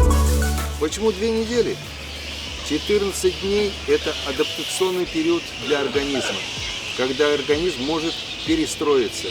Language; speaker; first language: Russian; native; Russian